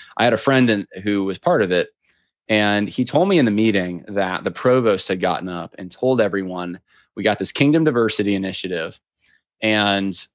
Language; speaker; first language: English; native; English